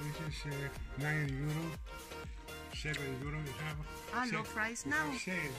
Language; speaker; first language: English; non-native, learner; Greek